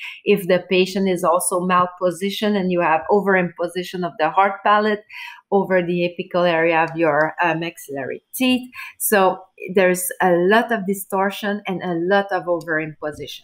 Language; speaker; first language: English; non-native, fluent; French